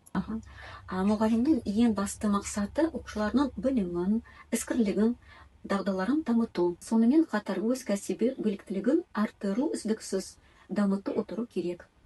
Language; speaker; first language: Kazakh; non-native, local second language; Tatar